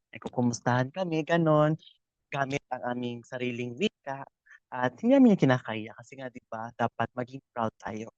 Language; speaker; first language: Filipino; non-native, local second language; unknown